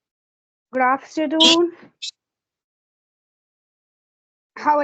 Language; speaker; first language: English; non-native, fluent; Hindi